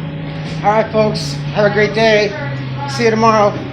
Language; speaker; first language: English; native; English